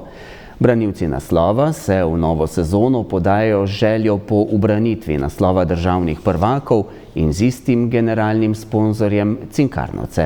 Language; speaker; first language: Slovenian; native; Slovenian